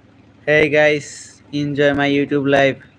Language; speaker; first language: English; non-native, learner; Bangla